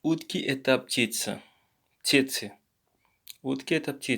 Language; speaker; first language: Russian; non-native, learner; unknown